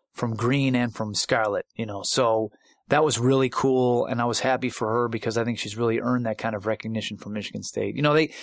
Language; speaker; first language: English; native; English